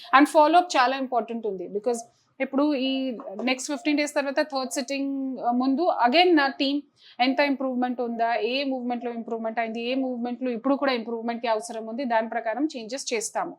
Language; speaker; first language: Telugu; non-native, fluent; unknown